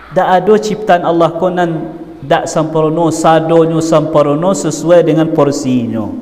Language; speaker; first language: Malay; non-native, local second language; Minangkabau